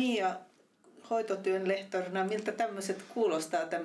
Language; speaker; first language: Finnish; native; Finnish